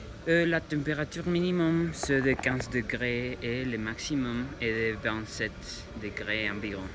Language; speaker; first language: French; non-native, learner; Spanish